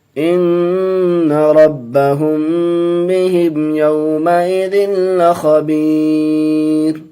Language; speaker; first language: Urdu; native; Urdu